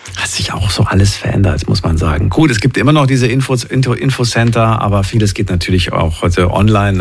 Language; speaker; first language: German; native; German